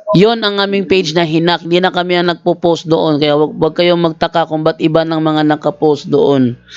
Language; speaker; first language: Filipino; native; Filipino